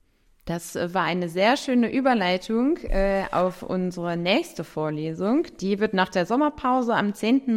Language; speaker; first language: German; native; German